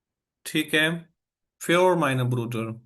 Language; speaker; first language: German; non-native, fluent; Urdu